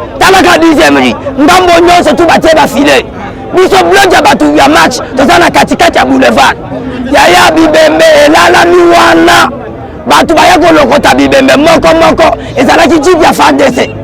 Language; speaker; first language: Lingala; native; Lingala